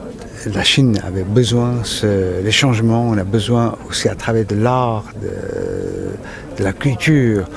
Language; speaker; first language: French; non-native, fluent; Chinese